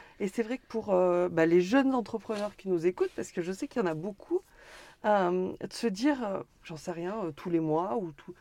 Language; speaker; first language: French; native; French